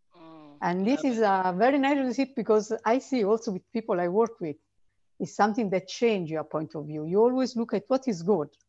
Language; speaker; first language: English; non-native, fluent; Italian